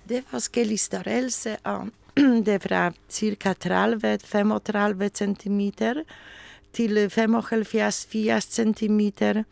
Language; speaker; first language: Danish; non-native, learner; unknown